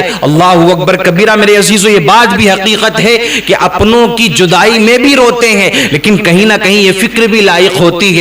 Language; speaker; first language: Urdu; native; Urdu